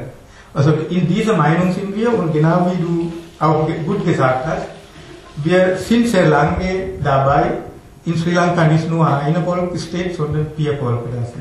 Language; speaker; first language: German; non-native, learner; Tamil